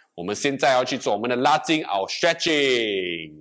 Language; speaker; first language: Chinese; native; Chinese